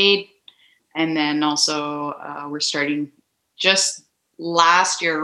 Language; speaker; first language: English; native; English